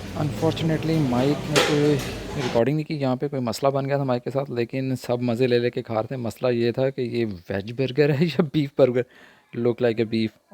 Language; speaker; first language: Urdu; native; Urdu